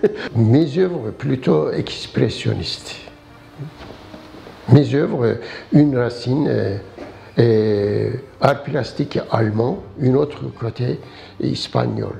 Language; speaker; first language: French; non-native, learner; Turkish